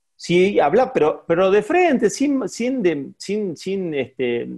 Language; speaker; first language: Spanish; native; Spanish